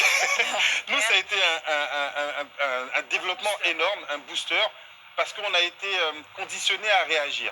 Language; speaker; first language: French; native; French